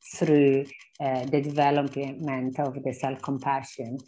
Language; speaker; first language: English; non-native, fluent; Italian